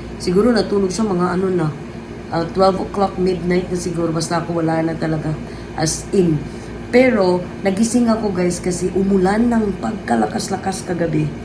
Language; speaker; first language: Filipino; native; Filipino